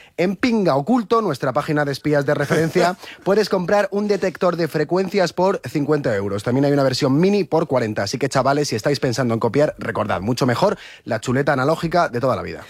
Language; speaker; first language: Spanish; native; Spanish